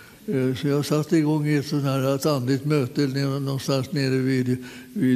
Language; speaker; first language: Swedish; native; Swedish